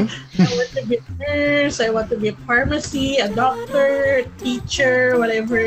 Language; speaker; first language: English; non-native, local second language; Filipino